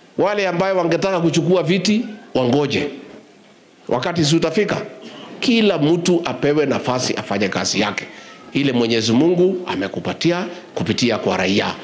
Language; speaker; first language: Swahili; non-native, local second language; Kikuyu